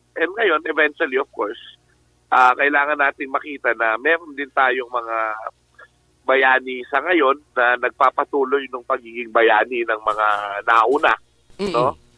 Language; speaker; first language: Filipino; native; Filipino